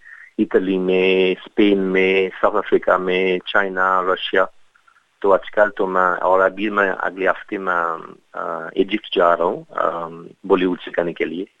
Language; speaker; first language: Hindi; non-native, fluent; French